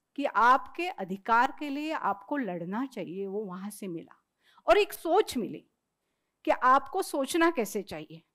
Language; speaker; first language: Hindi; non-native, local second language; Marathi